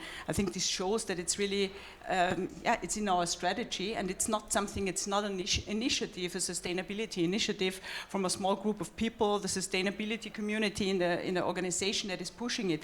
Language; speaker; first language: English; non-native, fluent; German